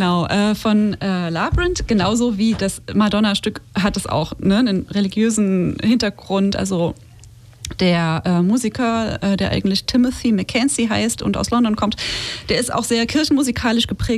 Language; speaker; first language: German; native; German